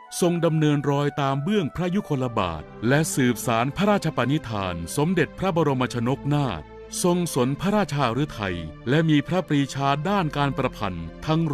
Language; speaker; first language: Thai; native; Thai